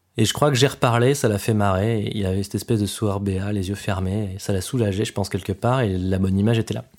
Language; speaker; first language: French; native; French